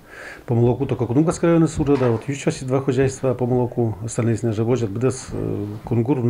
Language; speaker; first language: Russian; non-native, local second language; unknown